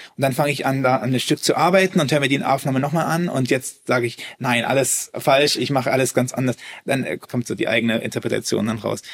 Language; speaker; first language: German; early bilingual, heritage; German